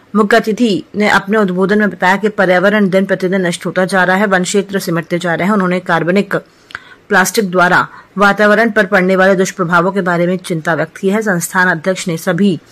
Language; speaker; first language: Hindi; native; Hindi